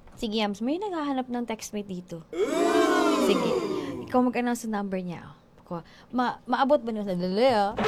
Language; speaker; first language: Filipino; non-native, local second language; Cebuano